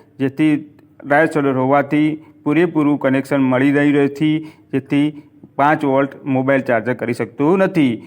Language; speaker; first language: Gujarati; non-native, local second language; Hindi